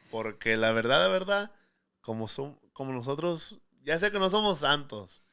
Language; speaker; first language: Spanish; early bilingual, heritage; Spanish